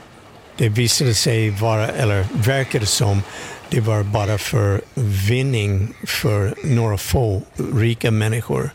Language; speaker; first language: Swedish; non-native, fluent; English